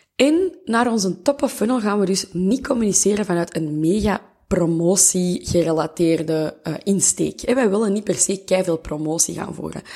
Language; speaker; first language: Dutch; native; Dutch